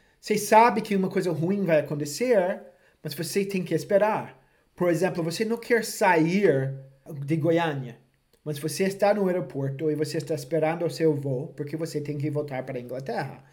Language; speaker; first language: Portuguese; non-native, fluent; English